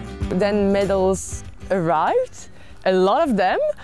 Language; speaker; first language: English; non-native, fluent; French